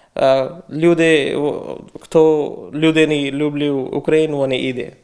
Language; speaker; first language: Ukrainian; non-native, learner; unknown